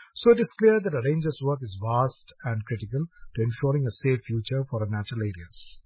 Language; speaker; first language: English; non-native, local second language; Bangla